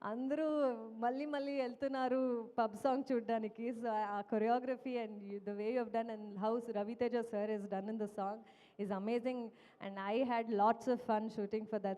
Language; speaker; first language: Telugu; non-native, fluent; Kannada